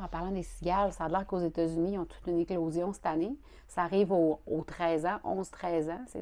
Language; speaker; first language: French; native; French